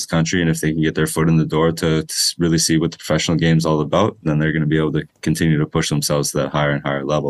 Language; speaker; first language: English; native; English